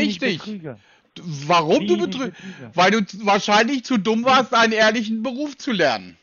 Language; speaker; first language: German; native; German